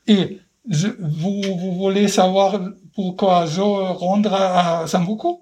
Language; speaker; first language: French; non-native, learner; German